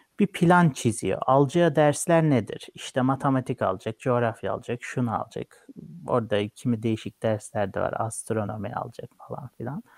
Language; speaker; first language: Turkish; native; Turkish